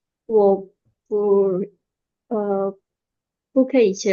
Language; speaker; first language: Chinese; non-native, learner; Indonesian